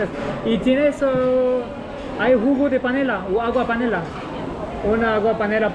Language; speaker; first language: Spanish; non-native, learner; French